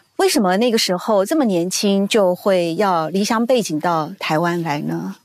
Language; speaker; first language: Chinese; native; Chinese